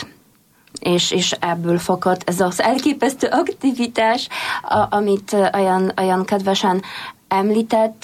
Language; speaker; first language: Hungarian; non-native, fluent; Polish